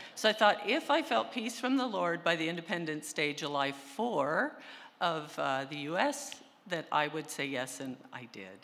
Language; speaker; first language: English; early bilingual, other home language; Spanish